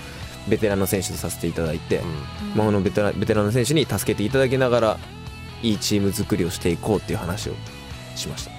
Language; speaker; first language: Japanese; native; Japanese